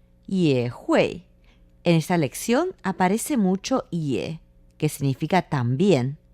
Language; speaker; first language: Spanish; non-native, fluent; Chinese